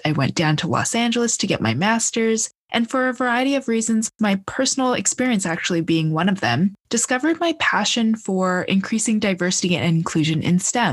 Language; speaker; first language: English; native; English